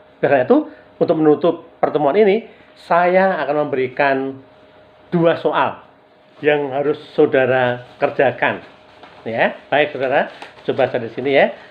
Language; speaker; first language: Indonesian; non-native, local second language; Javanese